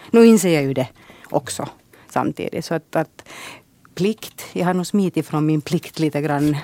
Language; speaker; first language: Swedish; native; Swedish